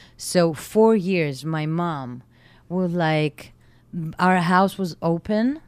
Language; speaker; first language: English; non-native, fluent; Hebrew